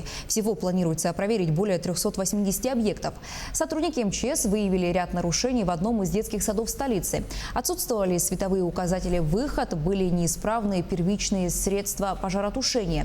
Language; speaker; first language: Russian; native; Russian